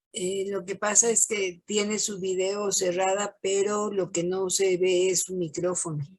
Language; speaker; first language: Spanish; native; Spanish